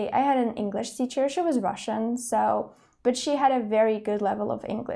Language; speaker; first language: English; non-native, fluent; Russian